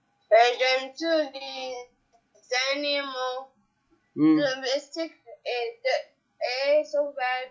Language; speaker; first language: French; non-native, learner; Arabic